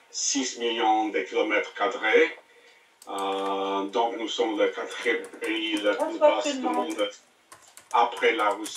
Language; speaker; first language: French; non-native, learner; English